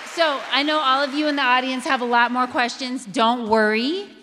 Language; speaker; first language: English; native; English